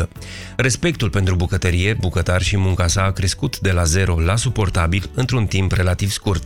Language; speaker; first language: Romanian; native; Romanian